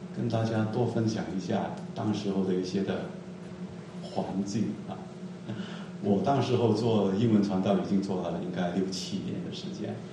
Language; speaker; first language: Chinese; non-native, local second language; Cantonese